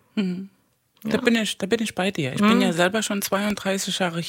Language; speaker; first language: German; non-native, fluent; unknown